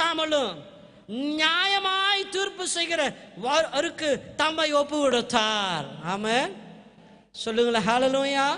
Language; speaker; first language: Tamil; native; Tamil